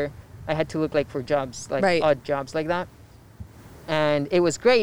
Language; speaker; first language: English; non-native, fluent; Spanish